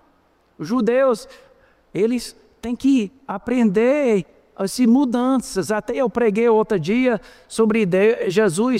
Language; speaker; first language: Portuguese; non-native, fluent; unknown